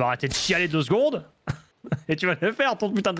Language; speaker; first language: French; native; French